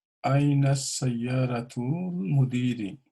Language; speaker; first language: Arabic; non-native, learner; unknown